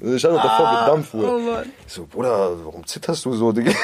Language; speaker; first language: German; native; German